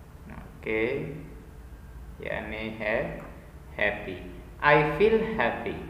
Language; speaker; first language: English; non-native, fluent; Indonesian